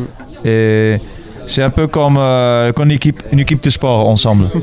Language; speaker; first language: French; non-native, fluent; Dutch